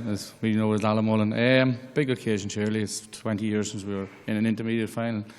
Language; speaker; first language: English; native; English